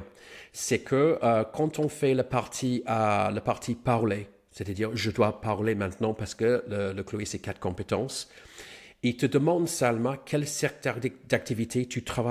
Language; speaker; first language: French; non-native, fluent; English